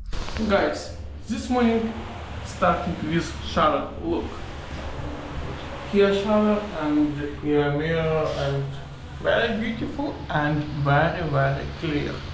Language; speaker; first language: English; non-native, learner; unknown